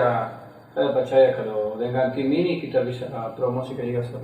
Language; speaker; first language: Indonesian; non-native, fluent; Spanish